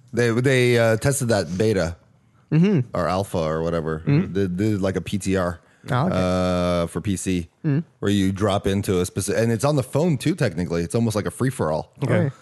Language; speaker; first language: English; non-native, fluent; Norwegian